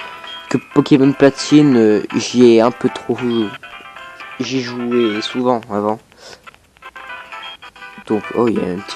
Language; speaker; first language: French; native; French